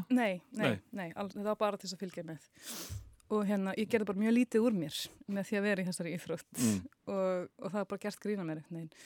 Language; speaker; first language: Icelandic; early bilingual, heritage; Icelandic